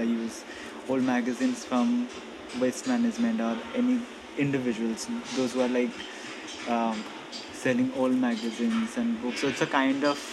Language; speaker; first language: English; non-native, local second language; Odia